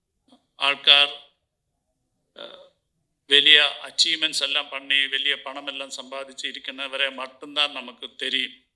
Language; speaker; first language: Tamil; non-native, learner; Malayalam